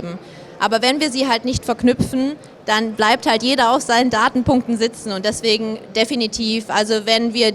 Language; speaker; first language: German; native; German